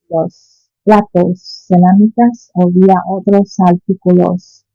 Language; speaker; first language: Spanish; non-native, fluent; Chinese